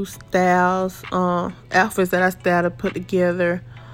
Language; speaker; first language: English; native; English